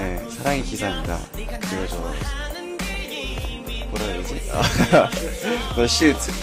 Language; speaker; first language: Korean; non-native, fluent; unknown